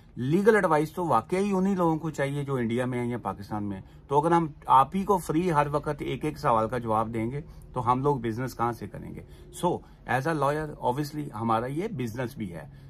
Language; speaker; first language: Urdu; native; Urdu